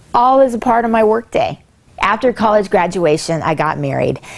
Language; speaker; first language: English; native; English